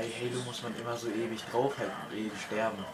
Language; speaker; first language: German; native; German